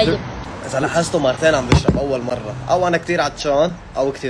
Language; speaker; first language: Arabic; native; Arabic